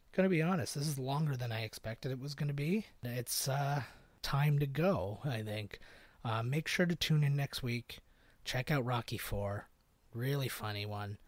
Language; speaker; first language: English; native; English